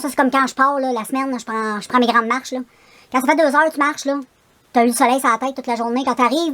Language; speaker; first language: French; native; French